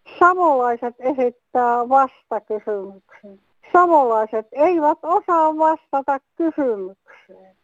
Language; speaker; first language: Finnish; native; Finnish